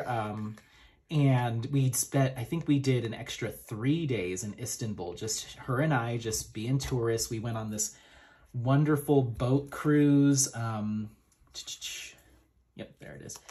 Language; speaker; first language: English; native; English